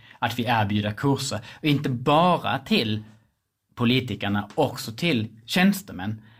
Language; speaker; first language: Swedish; non-native, fluent; German